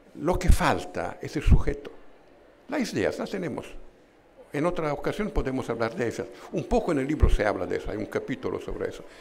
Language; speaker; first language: Spanish; non-native, fluent; Italian